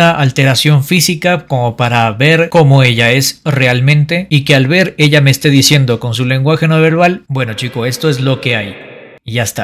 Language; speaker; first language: Spanish; native; Spanish